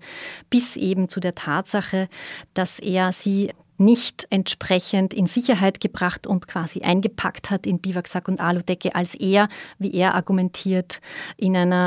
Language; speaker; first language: German; native; German